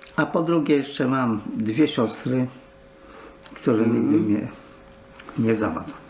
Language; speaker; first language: Polish; native; Polish